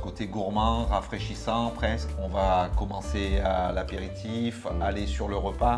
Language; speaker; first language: French; native; French